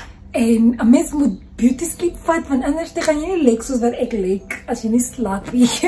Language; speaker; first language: Afrikaans; non-native, learner; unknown